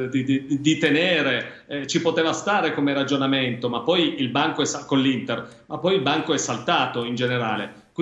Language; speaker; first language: Italian; native; Italian